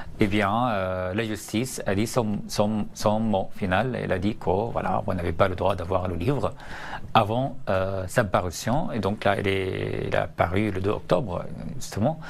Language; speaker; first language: French; non-native, fluent; Arabic